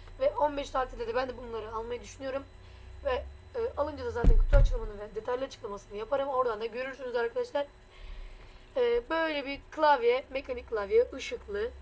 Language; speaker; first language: Turkish; native; Turkish